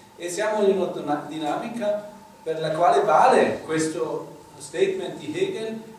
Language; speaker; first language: Italian; non-native, fluent; German